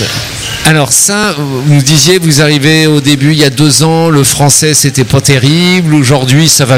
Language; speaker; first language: French; native; French